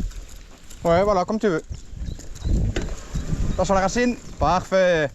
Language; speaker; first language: French; native; French